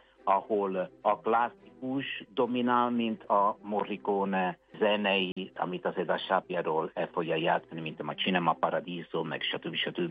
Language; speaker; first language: Hungarian; non-native, fluent; Italian